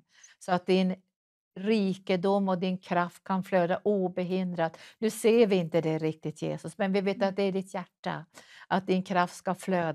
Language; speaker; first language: Swedish; native; Swedish